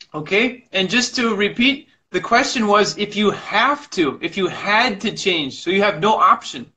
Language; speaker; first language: English; native; English